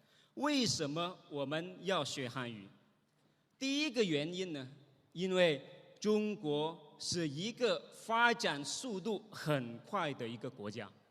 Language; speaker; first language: Chinese; non-native, fluent; Indonesian